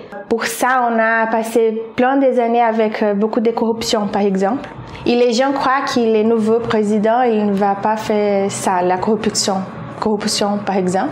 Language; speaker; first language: French; non-native, fluent; Portuguese